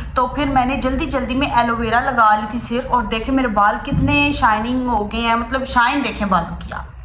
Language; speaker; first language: Urdu; native; Urdu